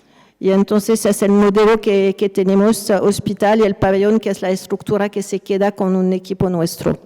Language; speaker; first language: Spanish; non-native, fluent; French